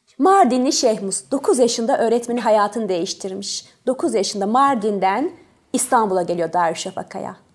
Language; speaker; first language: Turkish; early bilingual, other home language; French